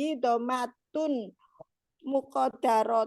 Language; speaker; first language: Arabic; non-native, learner; Indonesian